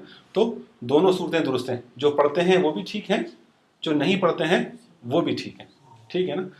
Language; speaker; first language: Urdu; non-native, fluent; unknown